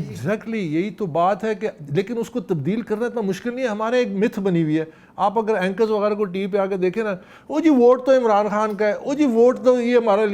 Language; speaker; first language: Urdu; non-native, local second language; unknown